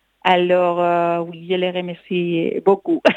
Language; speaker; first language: French; non-native, fluent; Spanish